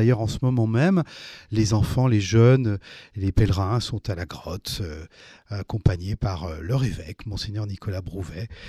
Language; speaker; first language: French; native; French